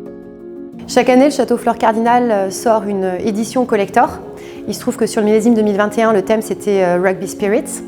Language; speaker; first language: French; native; French